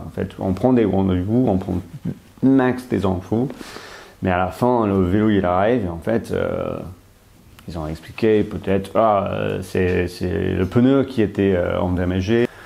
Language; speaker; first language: French; non-native, fluent; English